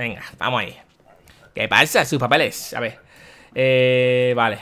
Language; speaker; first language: Spanish; native; Spanish